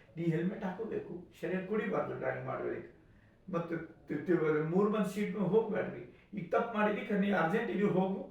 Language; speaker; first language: Kannada; native; Kannada